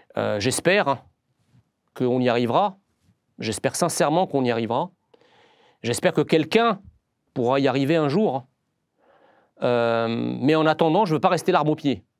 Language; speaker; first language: French; early bilingual, other home language; Arabic